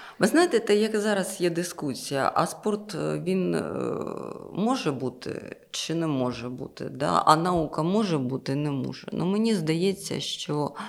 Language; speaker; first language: Ukrainian; non-native, local second language; Russian